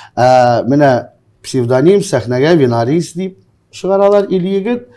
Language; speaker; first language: Tatar; non-native, local second language; Russian